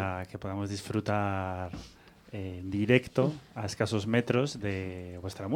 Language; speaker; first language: Spanish; native; Spanish